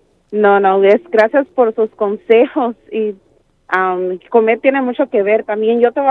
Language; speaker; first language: Spanish; early bilingual, other home language; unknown